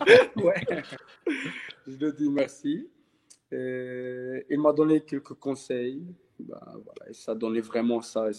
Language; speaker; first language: French; non-native, local second language; Arabic